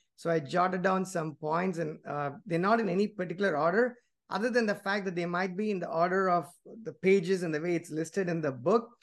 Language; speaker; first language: English; non-native, local second language; Tamil